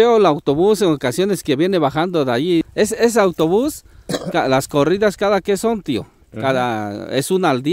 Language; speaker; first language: Spanish; native; Spanish